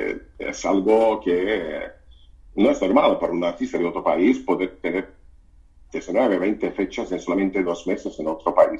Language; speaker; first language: Spanish; non-native, fluent; Portuguese